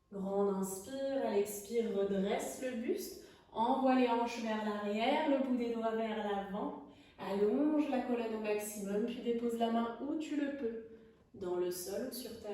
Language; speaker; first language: French; native; French